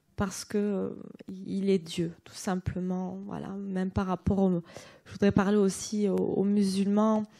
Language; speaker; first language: French; native; French